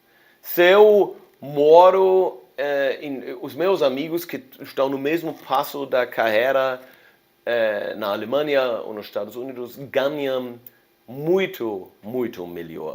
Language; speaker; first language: Portuguese; non-native, fluent; German